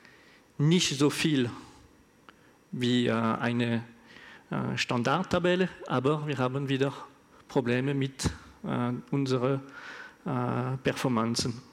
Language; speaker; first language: German; non-native, learner; French